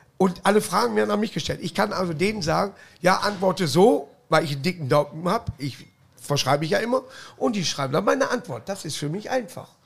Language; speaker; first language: German; native; German